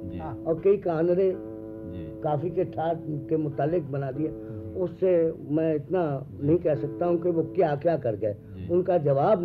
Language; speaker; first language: Urdu; non-native, local second language; Punjabi